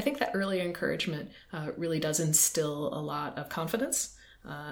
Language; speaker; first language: English; native; English